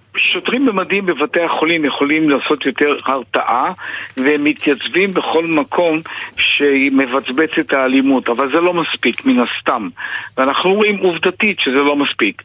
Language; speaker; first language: Hebrew; native; Hebrew